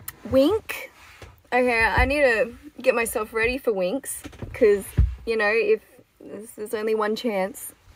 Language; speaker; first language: English; early bilingual, other home language; Korean